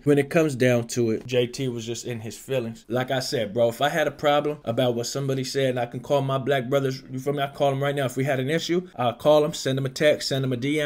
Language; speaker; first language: English; native; English